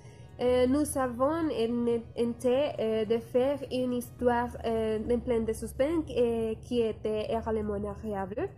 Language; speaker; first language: French; non-native, learner; Spanish